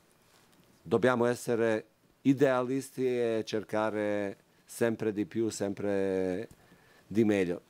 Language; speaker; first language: Italian; non-native, fluent; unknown